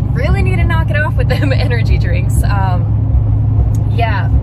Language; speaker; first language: English; native; English